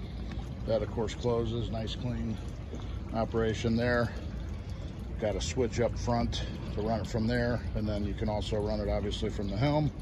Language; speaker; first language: English; native; English